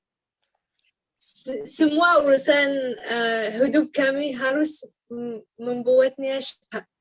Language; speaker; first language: Indonesian; non-native, learner; Arabic